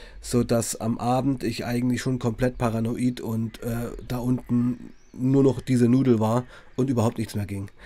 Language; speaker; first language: German; native; German